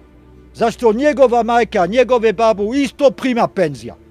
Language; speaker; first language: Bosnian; non-native, learner; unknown